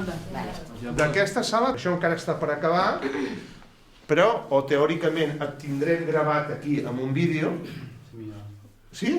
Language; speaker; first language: Catalan; native; Catalan